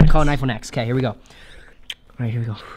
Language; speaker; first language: English; native; English